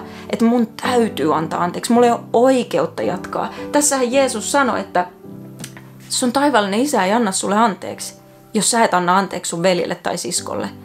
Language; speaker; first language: Finnish; native; Finnish